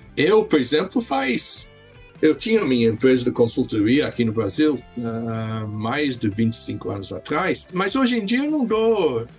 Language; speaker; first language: Portuguese; non-native, fluent; English